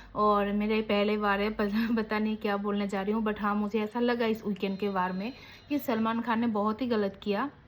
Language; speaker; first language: Hindi; non-native, local second language; Bangla